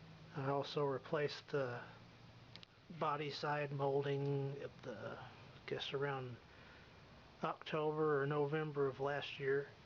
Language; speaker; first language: English; native; English